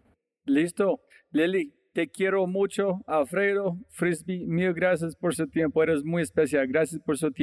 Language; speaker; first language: Spanish; non-native, fluent; English